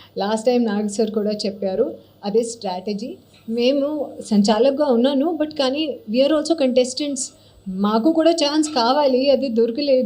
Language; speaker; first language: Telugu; non-native, learner; Hindi